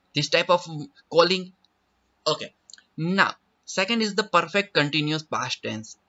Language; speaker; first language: English; non-native, local second language; Gujarati